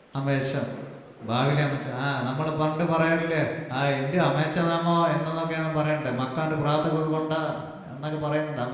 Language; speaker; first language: Malayalam; non-native, local second language; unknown